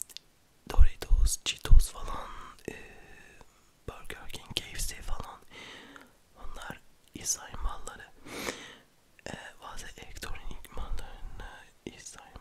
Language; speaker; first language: Turkish; early bilingual, heritage; French